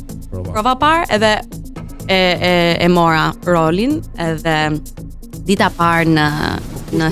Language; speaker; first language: Albanian; early bilingual, heritage; Albanian